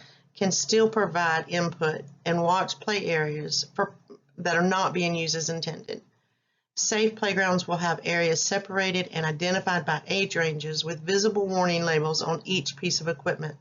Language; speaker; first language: English; native; English